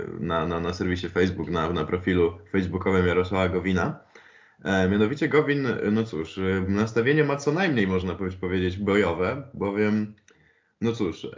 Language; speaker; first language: Polish; native; Polish